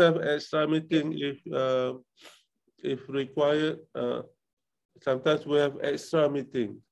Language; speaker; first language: English; non-native, local second language; Malay